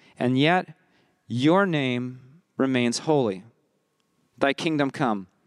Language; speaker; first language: English; early bilingual, heritage; English